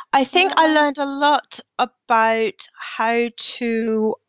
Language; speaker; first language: English; non-native, fluent; Danish